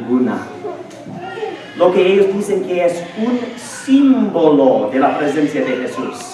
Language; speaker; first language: Spanish; non-native, fluent; English